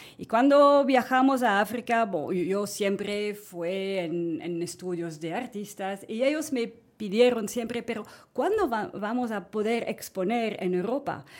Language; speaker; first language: Spanish; non-native, fluent; French